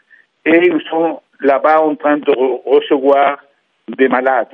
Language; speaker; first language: French; non-native, fluent; Spanish